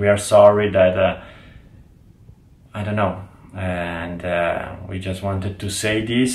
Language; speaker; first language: English; non-native, fluent; Italian